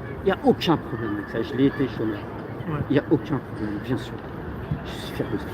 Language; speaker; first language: French; native; French